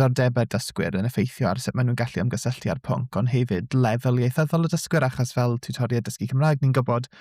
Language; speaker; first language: Welsh; native; Welsh